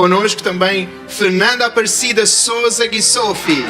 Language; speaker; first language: Portuguese; native; Portuguese